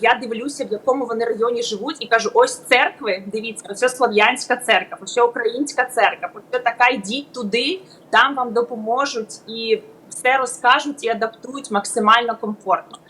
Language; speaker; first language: Ukrainian; native; Ukrainian